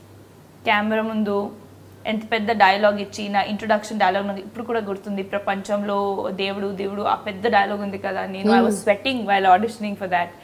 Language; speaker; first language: Telugu; non-native, local second language; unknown